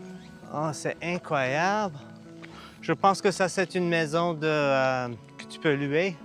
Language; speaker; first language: French; non-native, learner; English